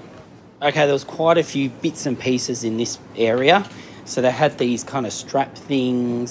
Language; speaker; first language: English; native; English